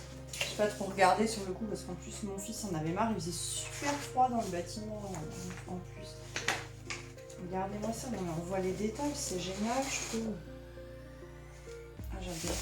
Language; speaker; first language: French; native; French